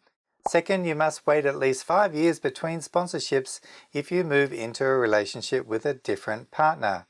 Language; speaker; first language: English; native; English